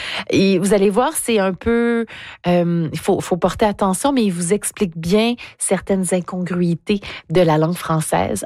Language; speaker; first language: French; native; French